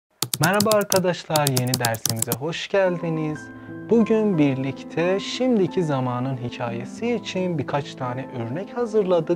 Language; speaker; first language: Turkish; non-native, fluent; Persian